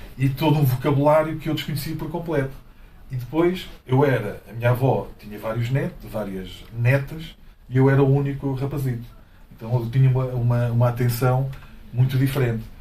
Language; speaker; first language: Portuguese; native; Portuguese